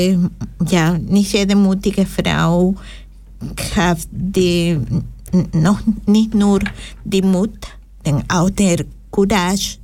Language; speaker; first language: German; non-native, learner; Spanish